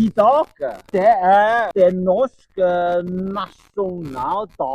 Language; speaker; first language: Norwegian; non-native, learner; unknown